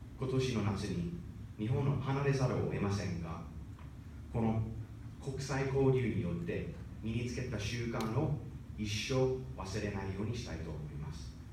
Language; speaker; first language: Japanese; non-native, fluent; English